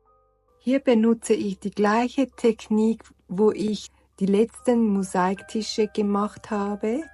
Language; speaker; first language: German; non-native, learner; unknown